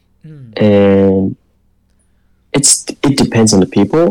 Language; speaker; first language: English; non-native, learner; Japanese